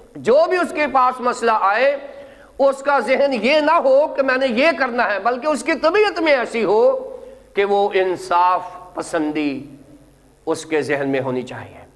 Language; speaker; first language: Urdu; non-native, local second language; Punjabi